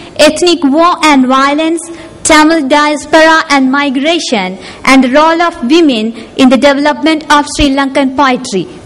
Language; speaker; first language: English; non-native, local second language; Tamil